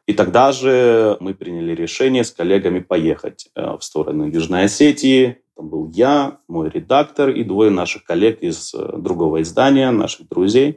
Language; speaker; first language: Russian; non-native, local second language; Georgian